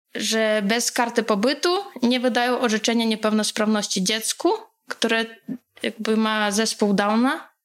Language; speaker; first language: Polish; non-native, fluent; Russian